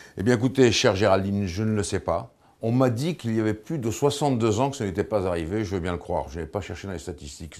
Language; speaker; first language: French; native; French